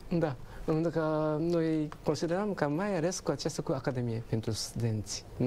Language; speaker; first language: Romanian; non-native, learner; Japanese